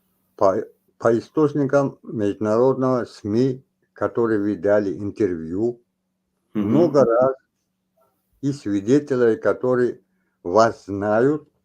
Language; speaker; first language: Russian; non-native, local second language; Tajik